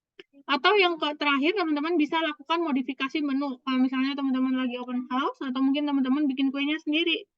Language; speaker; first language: Indonesian; native; Indonesian